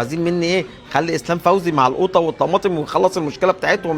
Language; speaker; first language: Arabic; native; Arabic